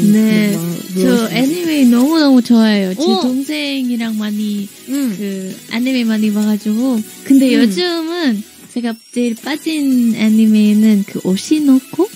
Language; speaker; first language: Korean; non-native, fluent; Japanese